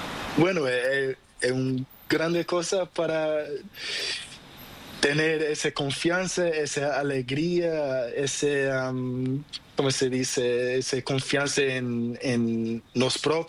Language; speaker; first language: Spanish; non-native, learner; Portuguese